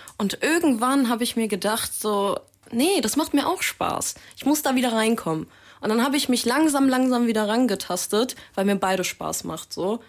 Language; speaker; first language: German; native; German